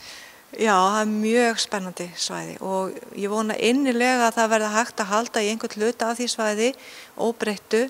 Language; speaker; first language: Icelandic; native; Icelandic